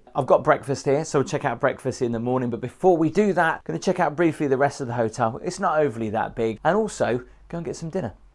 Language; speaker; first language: English; native; English